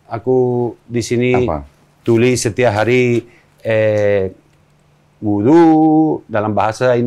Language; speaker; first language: Indonesian; non-native, learner; Spanish